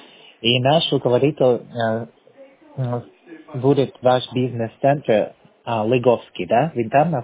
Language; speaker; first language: Russian; non-native, learner; English